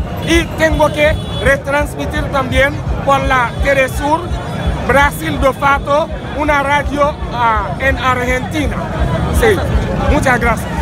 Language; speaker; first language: Spanish; non-native, fluent; Haitian Creole